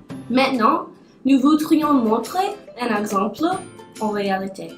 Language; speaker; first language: French; non-native, learner; English